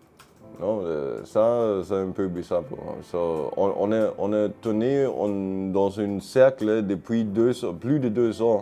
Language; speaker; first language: French; non-native, learner; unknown